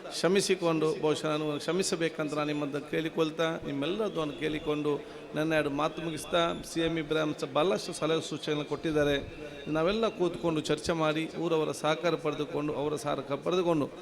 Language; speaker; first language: Kannada; non-native, local second language; Badaga